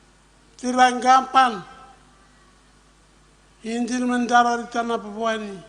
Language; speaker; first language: Indonesian; non-native, local second language; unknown